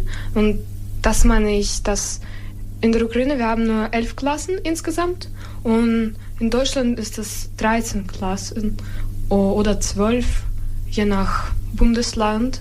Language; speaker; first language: German; non-native, fluent; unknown